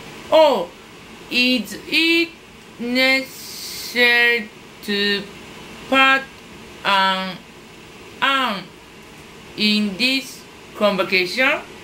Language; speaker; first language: English; non-native, learner; Japanese